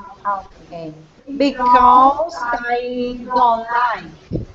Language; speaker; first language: English; non-native, learner; Spanish